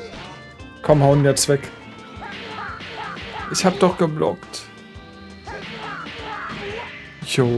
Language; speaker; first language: German; native; German